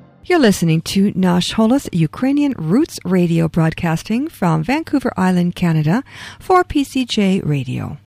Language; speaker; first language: English; early bilingual, other home language; Ukrainian